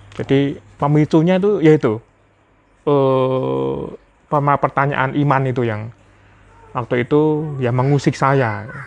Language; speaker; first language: Indonesian; non-native, local second language; Javanese